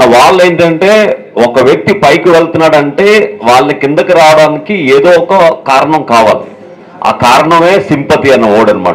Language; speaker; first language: Telugu; native; Telugu